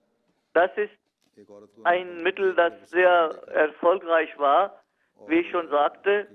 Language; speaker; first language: German; non-native, fluent; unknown